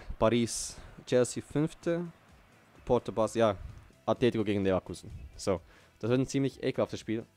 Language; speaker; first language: German; early bilingual, other home language; Portuguese